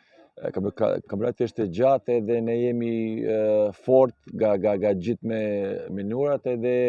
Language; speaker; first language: Albanian; non-native, learner; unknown